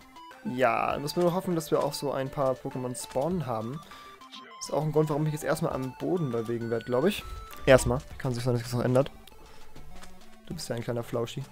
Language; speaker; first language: German; native; German